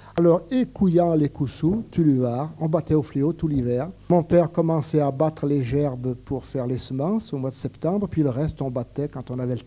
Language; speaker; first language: French; native; French